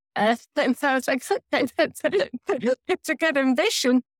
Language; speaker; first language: English; non-native, fluent; German